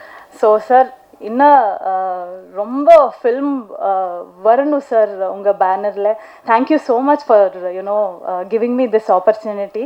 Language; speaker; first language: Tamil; non-native, local second language; Kannada